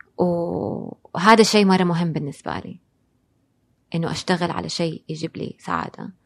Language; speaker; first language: Arabic; native; Arabic